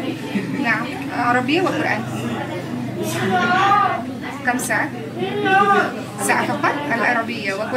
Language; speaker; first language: Arabic; non-native, learner; Indonesian